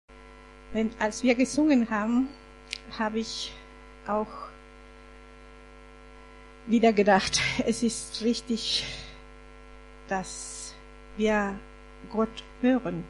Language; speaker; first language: German; non-native, fluent; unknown